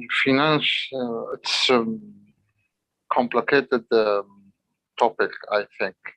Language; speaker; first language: English; non-native, learner; Arabic